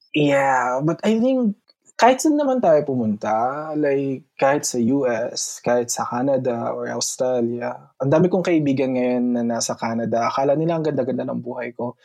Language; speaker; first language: English; non-native, local second language; Filipino